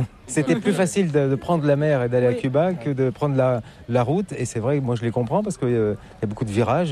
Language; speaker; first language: French; native; French